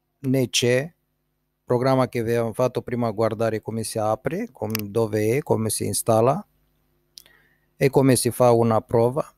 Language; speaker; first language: Italian; non-native, learner; Romanian